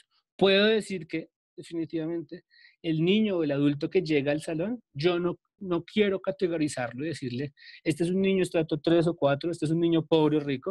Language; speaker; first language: Spanish; native; Spanish